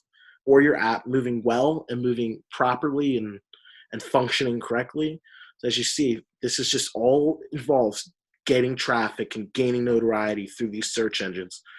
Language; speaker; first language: English; native; English